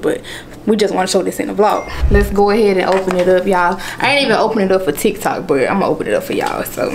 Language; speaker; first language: English; native; English